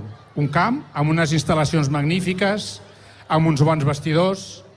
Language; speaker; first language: Catalan; native; Catalan